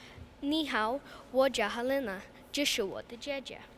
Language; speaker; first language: Chinese; non-native, learner; English